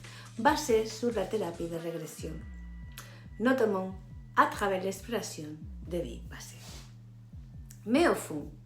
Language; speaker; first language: French; non-native, fluent; Spanish